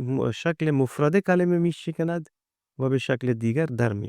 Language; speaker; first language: Persian; non-native, fluent; Urdu